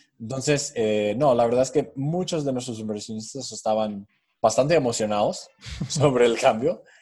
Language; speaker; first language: Spanish; non-native, fluent; English